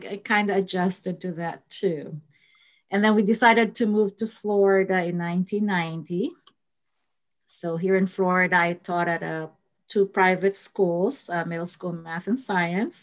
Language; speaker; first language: English; non-native, local second language; Filipino